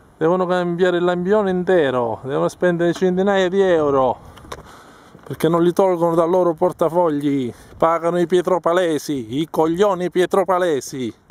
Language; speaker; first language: Italian; native; Italian